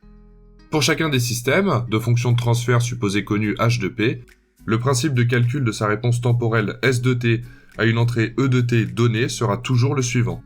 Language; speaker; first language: French; native; French